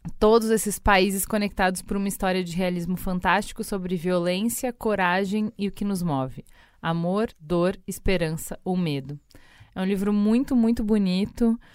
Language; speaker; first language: Portuguese; native; Portuguese